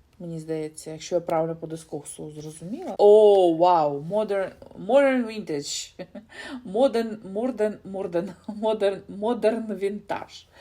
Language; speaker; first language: Ukrainian; non-native, local second language; Russian